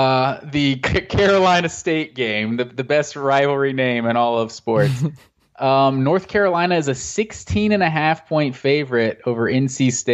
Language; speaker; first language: English; native; English